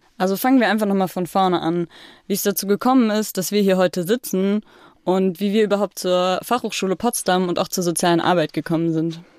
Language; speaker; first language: German; native; German